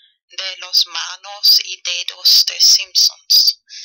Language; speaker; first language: Spanish; non-native, fluent; German